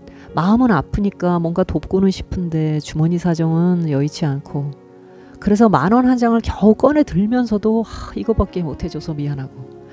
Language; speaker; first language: Korean; native; Korean